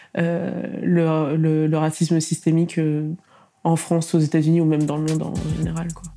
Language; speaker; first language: French; native; French